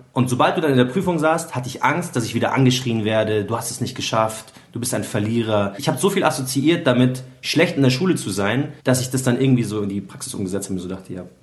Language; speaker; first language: German; early bilingual, other home language; Arabic